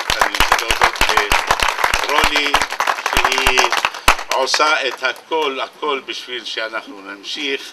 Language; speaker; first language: Hebrew; non-native, local second language; Arabic